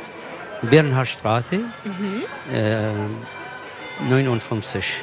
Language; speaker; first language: German; non-native, local second language; Kurdish